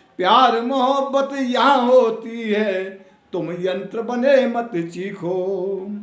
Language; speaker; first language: Hindi; native; Hindi